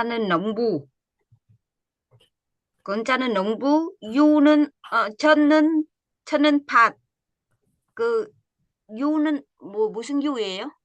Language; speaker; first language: Korean; non-native, learner; Vietnamese